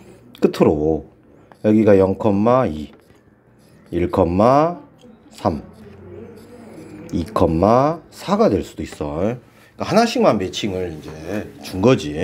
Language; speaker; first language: Korean; native; Korean